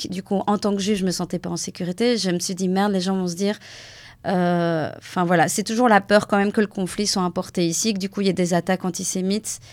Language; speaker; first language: French; native; French